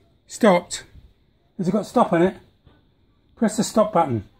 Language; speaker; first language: English; native; English